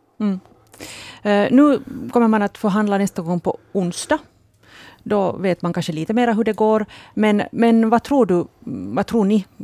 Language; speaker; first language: Swedish; native; Swedish